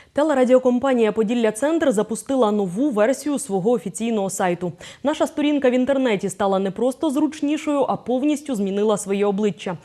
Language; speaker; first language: Ukrainian; native; Ukrainian